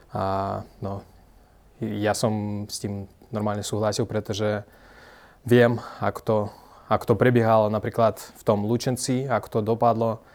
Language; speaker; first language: Slovak; non-native, fluent; Russian